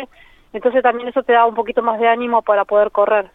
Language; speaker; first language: Spanish; native; Spanish